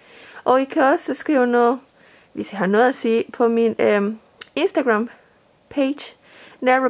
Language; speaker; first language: Danish; non-native, fluent; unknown